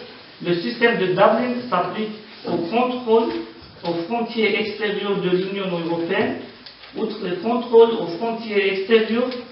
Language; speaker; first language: French; non-native, learner; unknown